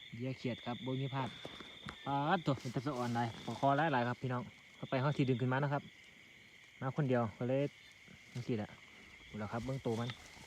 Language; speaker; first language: Thai; native; Thai